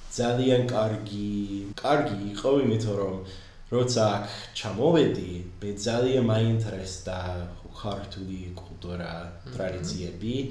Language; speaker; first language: Georgian; non-native, learner; English